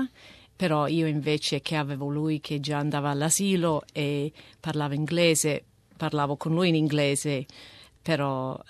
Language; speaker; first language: Italian; early bilingual, heritage; Italian